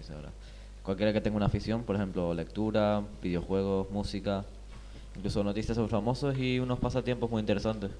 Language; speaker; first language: Spanish; native; Spanish